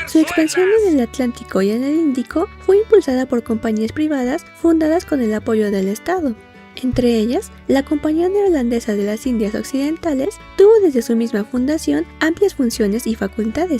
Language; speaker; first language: Spanish; native; Spanish